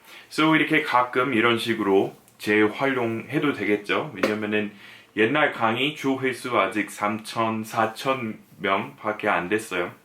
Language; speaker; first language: Korean; non-native, fluent; English